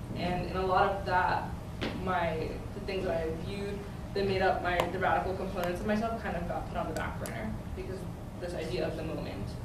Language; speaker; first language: English; native; English